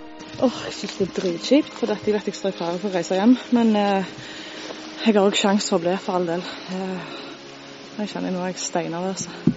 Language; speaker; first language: Norwegian; native; Norwegian